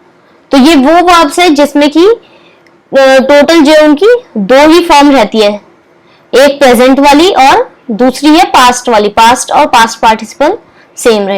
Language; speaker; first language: Hindi; native; Hindi